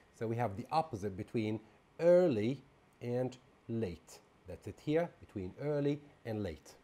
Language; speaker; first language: English; non-native, fluent; Arabic